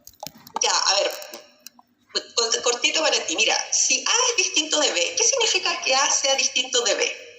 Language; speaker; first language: Spanish; native; Spanish